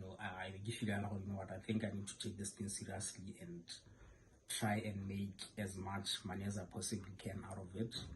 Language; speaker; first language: English; non-native, local second language; Tswana